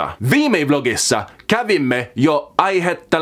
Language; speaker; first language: Finnish; non-native, learner; English